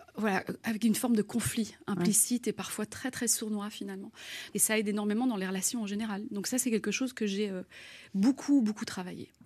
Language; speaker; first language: French; native; French